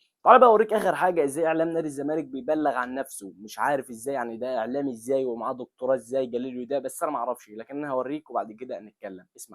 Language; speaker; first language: Arabic; native; Arabic